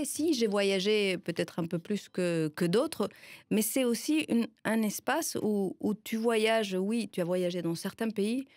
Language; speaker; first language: French; non-native, fluent; Spanish